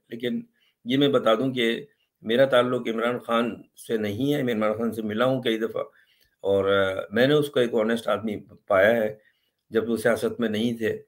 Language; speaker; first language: Urdu; native; Urdu